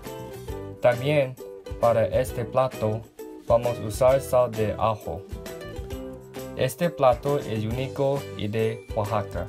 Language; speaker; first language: Spanish; non-native, learner; English